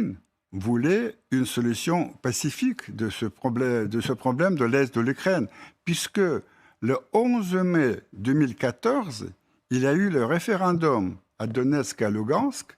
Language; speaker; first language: French; non-native, fluent; Russian